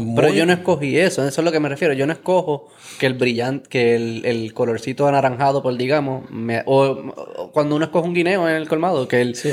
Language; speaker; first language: Spanish; native; Spanish